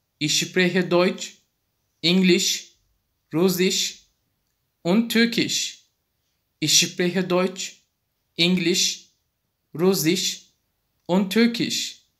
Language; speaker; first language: German; non-native, fluent; Turkish